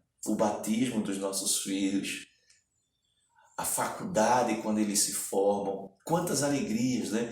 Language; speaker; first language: Portuguese; native; Portuguese